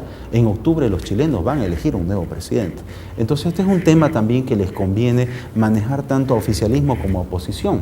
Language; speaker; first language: Spanish; native; Spanish